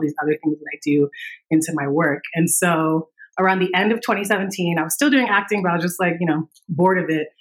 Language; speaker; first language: English; native; English